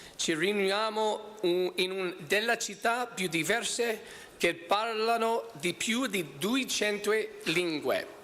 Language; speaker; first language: Italian; early bilingual, heritage; Italian